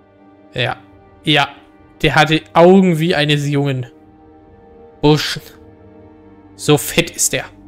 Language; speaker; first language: German; native; German